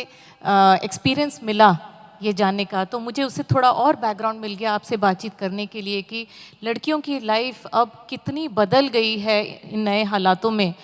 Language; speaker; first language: Hindi; native; Hindi